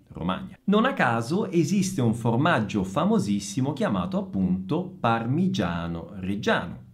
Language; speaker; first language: Italian; native; Italian